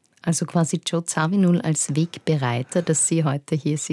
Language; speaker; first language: German; native; German